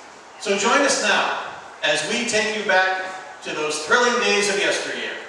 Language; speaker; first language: English; native; English